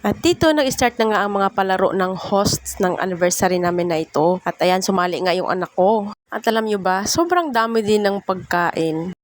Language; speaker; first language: Filipino; non-native, local second language; Cebuano